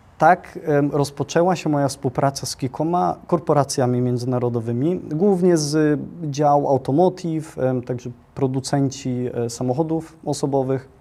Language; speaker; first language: Polish; early bilingual, heritage; Polish